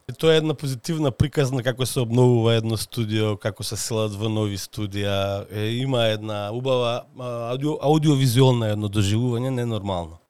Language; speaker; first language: Macedonian; native; Macedonian